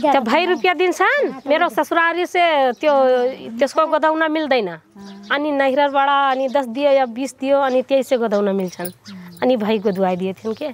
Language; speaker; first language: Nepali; non-native, local second language; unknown